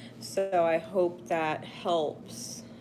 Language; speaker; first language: English; native; English